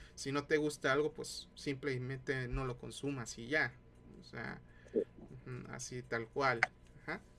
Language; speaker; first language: Spanish; native; Spanish